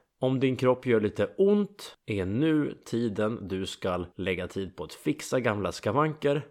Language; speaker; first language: Swedish; native; Swedish